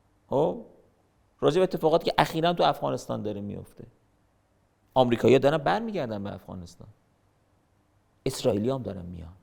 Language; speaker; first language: Persian; native; Persian